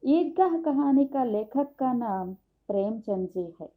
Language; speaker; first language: Hindi; non-native, local second language; Telugu